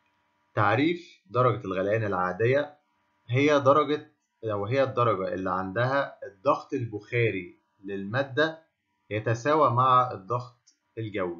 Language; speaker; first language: Arabic; native; Arabic